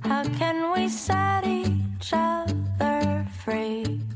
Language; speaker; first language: English; native; English